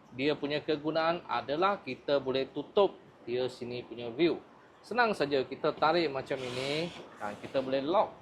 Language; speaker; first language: Malay; non-native, local second language; Chinese